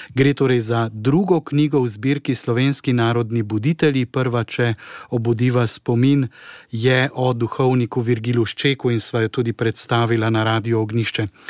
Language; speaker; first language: Slovenian; native; Slovenian